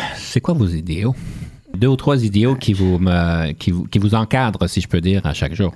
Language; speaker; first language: French; native; French